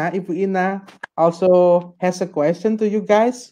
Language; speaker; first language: English; non-native, fluent; Indonesian